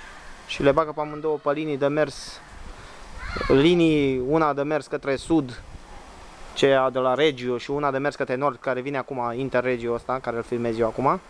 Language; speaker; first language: Romanian; native; Romanian